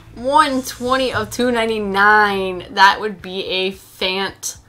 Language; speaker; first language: English; native; English